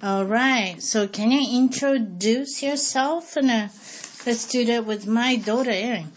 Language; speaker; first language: English; non-native, fluent; Japanese